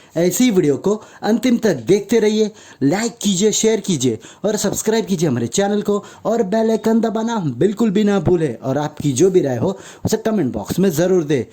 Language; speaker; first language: Hindi; native; Hindi